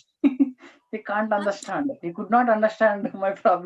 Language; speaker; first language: English; non-native, learner; Telugu